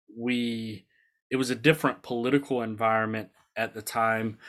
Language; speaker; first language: English; native; English